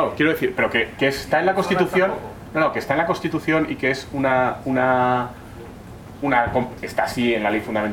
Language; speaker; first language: Spanish; native; Spanish